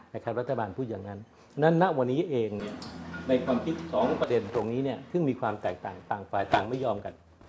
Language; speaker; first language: Thai; native; Thai